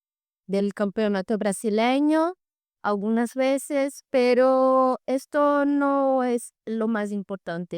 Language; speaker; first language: Spanish; non-native, fluent; Portuguese